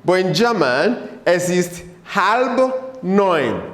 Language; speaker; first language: German; non-native, fluent; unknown